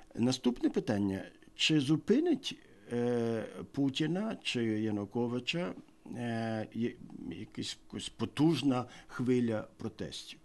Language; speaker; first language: Ukrainian; native; Ukrainian